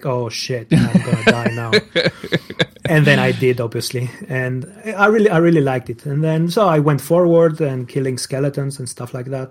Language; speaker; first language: English; non-native, fluent; Greek